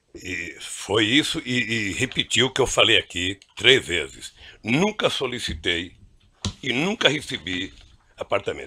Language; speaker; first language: Portuguese; native; Portuguese